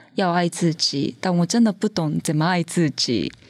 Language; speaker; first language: Chinese; non-native, fluent; Japanese